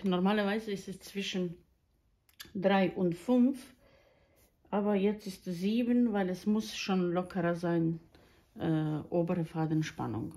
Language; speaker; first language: German; non-native, fluent; Croatian